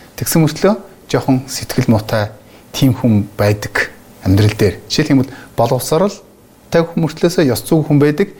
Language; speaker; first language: Mongolian; native; Mongolian